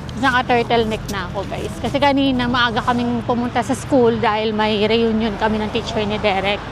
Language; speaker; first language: Filipino; native; Filipino